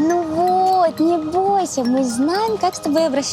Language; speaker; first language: Russian; native; Russian